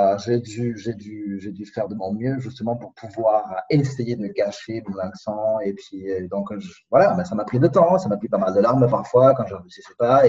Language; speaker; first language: French; non-native, fluent; Spanish